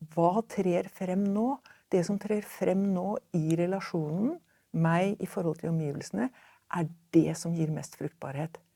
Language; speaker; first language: Norwegian; native; Norwegian